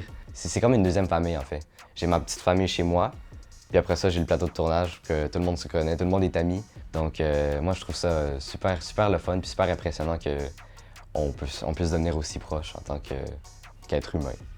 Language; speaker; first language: French; native; French